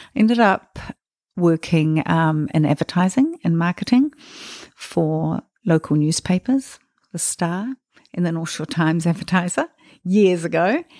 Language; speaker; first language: English; native; English